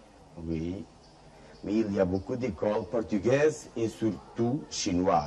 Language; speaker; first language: French; non-native, fluent; Portuguese